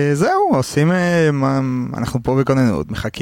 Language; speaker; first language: Hebrew; early bilingual, other home language; Spanish